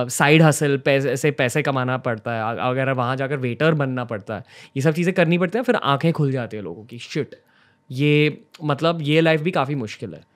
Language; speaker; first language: Hindi; native; Hindi